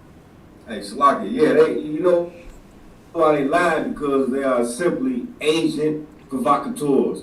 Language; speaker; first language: English; native; English